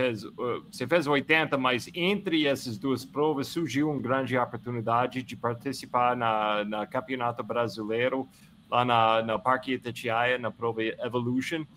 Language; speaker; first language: Portuguese; non-native, fluent; English